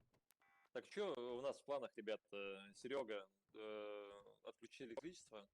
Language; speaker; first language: Russian; native; Russian